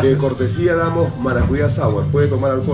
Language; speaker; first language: Spanish; native; Spanish